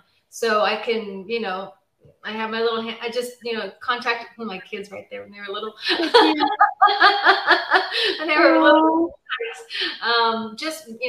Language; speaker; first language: English; native; English